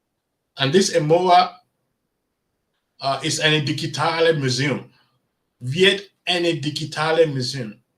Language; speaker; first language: German; non-native, learner; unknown